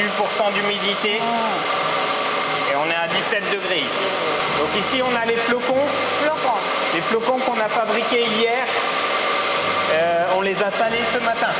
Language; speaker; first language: French; native; French